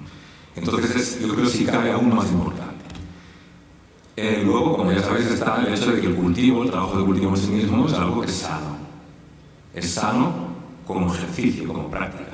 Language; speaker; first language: Spanish; native; Spanish